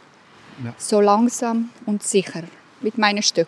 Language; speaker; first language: German; non-native, fluent; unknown